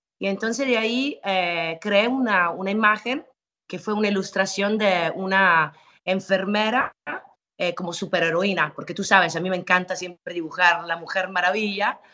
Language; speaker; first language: Spanish; non-native, fluent; Italian